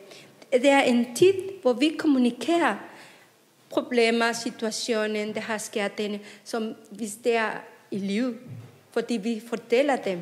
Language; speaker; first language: Danish; non-native, fluent; Spanish